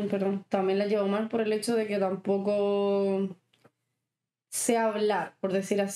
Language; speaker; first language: Spanish; native; Spanish